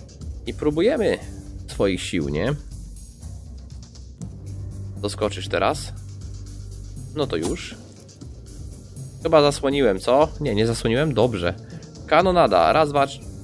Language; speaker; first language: Polish; native; Polish